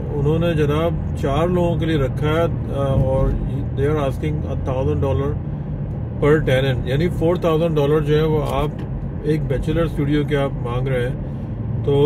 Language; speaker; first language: Urdu; native; Urdu